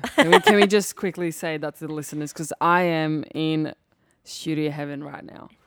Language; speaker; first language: English; early bilingual, other home language; Serbian